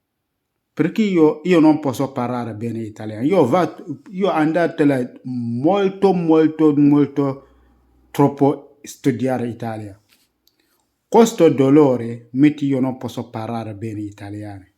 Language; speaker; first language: Italian; non-native, learner; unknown